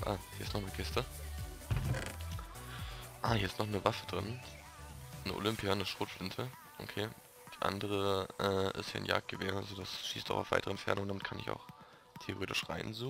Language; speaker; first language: German; native; German